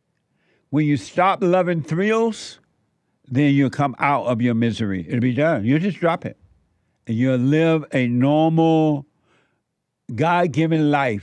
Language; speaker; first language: English; native; English